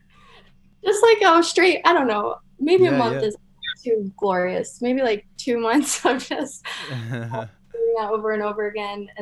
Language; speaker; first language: English; native; English